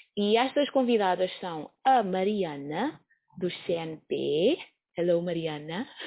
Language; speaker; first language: Portuguese; non-native, local second language; Kabuverdianu